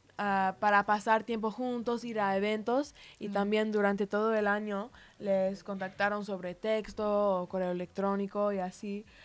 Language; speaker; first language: Spanish; early bilingual, heritage; Spanish